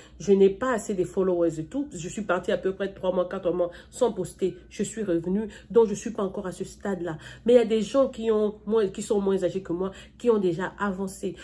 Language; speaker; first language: French; non-native, local second language; Lingala